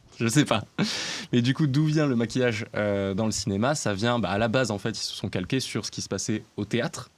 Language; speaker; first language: French; native; French